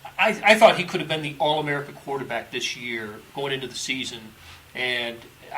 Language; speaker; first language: English; native; English